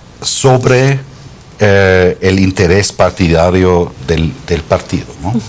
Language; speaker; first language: Spanish; non-native, fluent; German